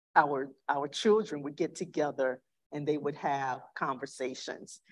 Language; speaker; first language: English; native; English